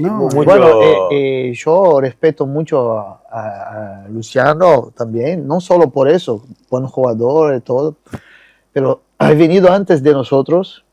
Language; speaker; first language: Spanish; non-native, fluent; Portuguese